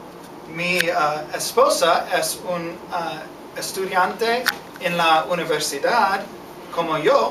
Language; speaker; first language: Spanish; non-native, learner; English